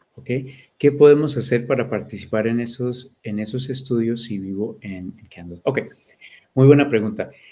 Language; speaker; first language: Spanish; early bilingual, heritage; Spanish